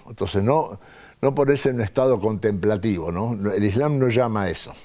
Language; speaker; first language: Spanish; native; Spanish